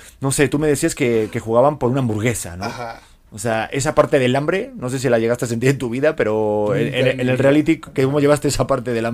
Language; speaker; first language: Spanish; native; Spanish